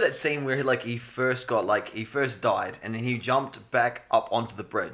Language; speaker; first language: English; native; English